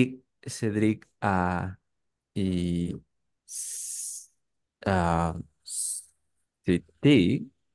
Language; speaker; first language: French; non-native, learner; Spanish